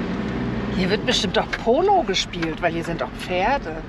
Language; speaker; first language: German; native; German